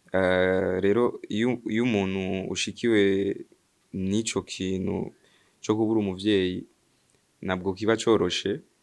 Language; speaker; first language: Rundi; early bilingual, heritage; Rundi